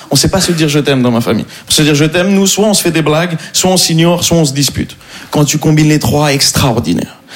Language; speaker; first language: French; non-native, local second language; Arabic